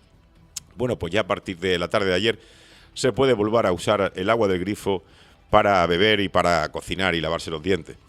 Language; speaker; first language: Spanish; native; Spanish